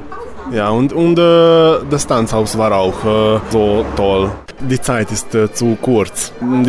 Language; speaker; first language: German; non-native, local second language; Hungarian